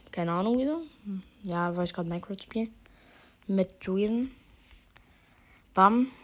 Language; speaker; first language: German; native; German